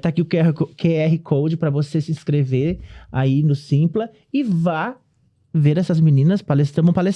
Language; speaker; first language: Portuguese; native; Portuguese